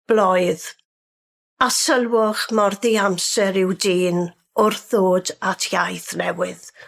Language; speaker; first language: Welsh; native; Welsh